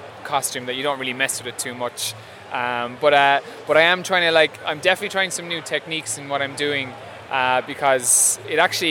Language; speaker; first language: English; native; English